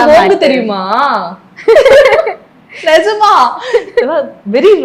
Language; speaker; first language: Tamil; native; Tamil